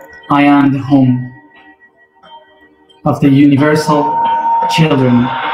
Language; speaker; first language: English; non-native, fluent; Spanish